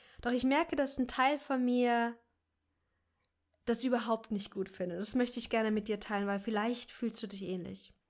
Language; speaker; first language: German; native; German